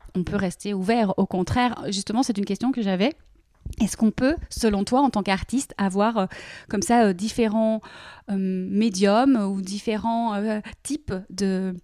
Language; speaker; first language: French; native; French